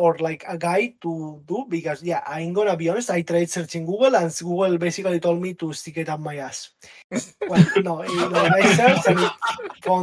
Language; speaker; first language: English; non-native, fluent; Catalan